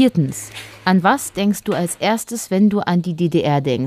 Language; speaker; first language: German; native; German